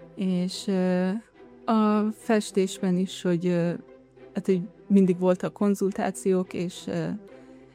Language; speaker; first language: Hungarian; early bilingual, heritage; Hungarian